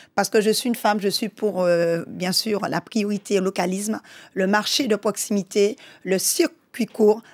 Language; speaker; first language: French; native; French